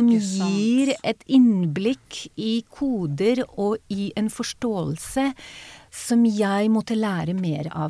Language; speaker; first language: Norwegian; non-native, fluent; Hebrew